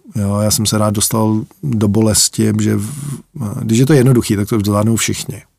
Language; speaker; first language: Czech; early bilingual, heritage; Czech